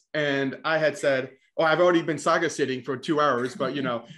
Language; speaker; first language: English; native; English